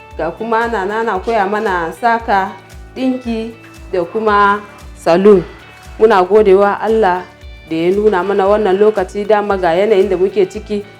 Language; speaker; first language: Hausa; non-native, local second language; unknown